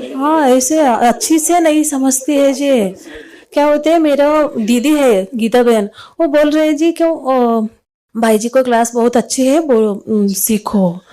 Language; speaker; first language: Hindi; non-native, local second language; Kannada